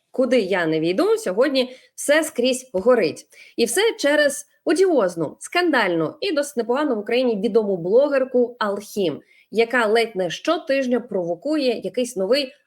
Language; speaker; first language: Ukrainian; non-native, local second language; Russian